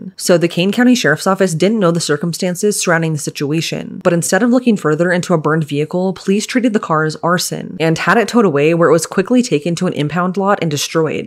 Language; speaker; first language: English; native; English